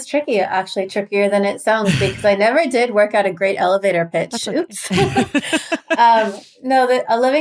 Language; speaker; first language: English; native; English